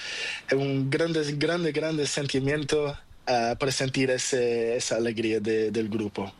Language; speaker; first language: Spanish; non-native, learner; Portuguese